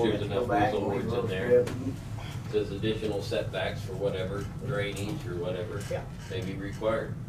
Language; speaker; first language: English; native; English